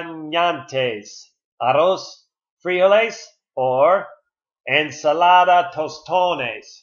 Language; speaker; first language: Spanish; non-native, learner; English